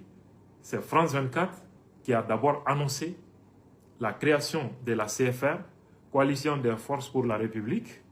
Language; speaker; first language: French; non-native, local second language; Bambara